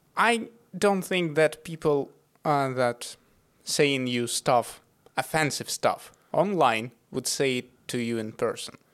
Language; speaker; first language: English; non-native, fluent; Russian